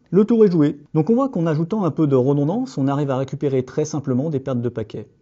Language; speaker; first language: French; native; French